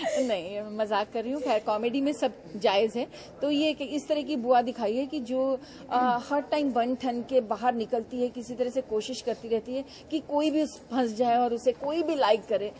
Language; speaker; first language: Hindi; non-native, local second language; Punjabi